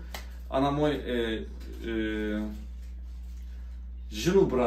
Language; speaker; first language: Russian; non-native, learner; Turkish